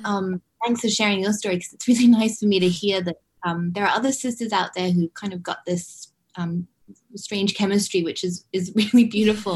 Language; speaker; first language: English; native; English